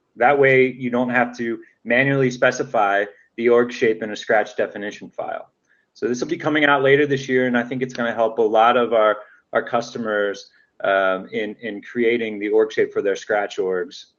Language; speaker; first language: English; native; English